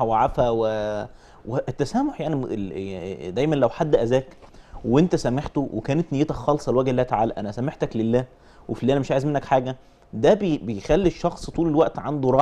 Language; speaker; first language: Arabic; native; Arabic